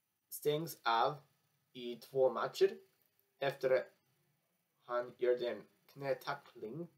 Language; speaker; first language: Swedish; non-native, learner; English